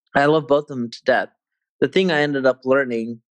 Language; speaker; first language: English; native; English